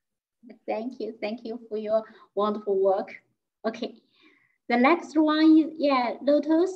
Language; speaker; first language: English; non-native, fluent; Chinese